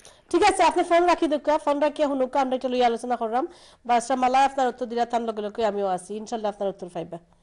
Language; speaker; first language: Bangla; early bilingual, heritage; Bangla